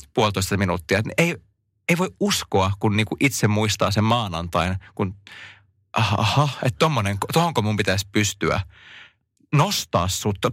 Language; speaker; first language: Finnish; non-native, local second language; Swedish